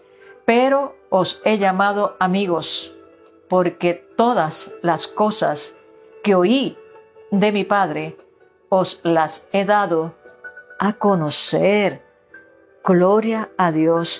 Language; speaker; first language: Spanish; native; Spanish